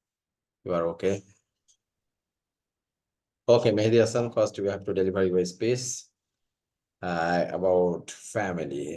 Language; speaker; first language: English; non-native, fluent; Bangla